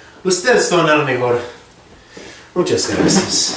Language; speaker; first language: Spanish; non-native, learner; English